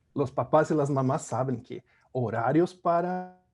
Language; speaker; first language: Spanish; non-native, fluent; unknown